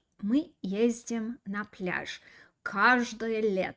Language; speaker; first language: Russian; non-native, fluent; English